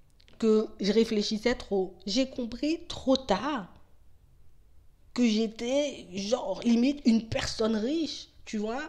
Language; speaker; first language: French; native; French